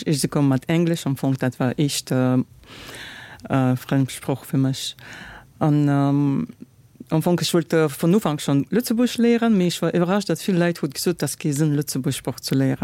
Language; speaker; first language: German; non-native, learner; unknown